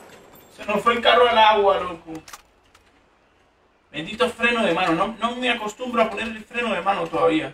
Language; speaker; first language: Spanish; native; Spanish